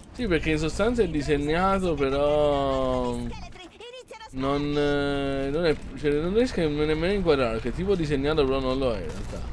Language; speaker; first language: Italian; native; Italian